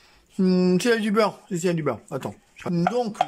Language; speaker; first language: French; native; French